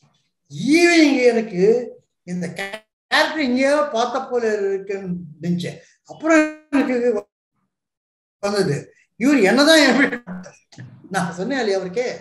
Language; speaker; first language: Tamil; non-native, local second language; Telugu